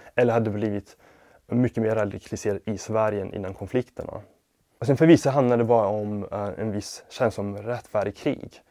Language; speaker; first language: Swedish; non-native, fluent; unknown